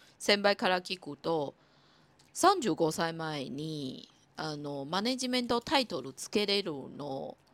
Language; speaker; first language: Japanese; non-native, fluent; Chinese